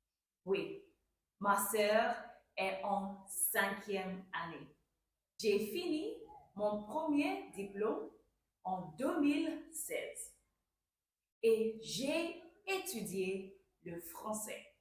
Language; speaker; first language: French; non-native, fluent; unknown